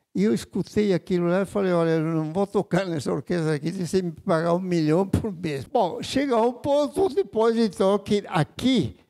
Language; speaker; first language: Portuguese; non-native, fluent; Italian